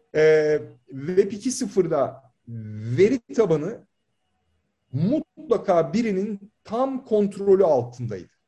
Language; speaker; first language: Turkish; native; Turkish